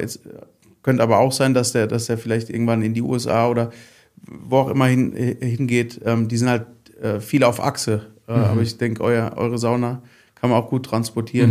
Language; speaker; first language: German; native; German